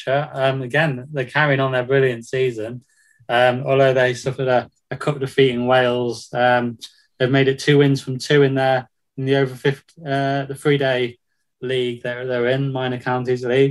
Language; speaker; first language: English; native; English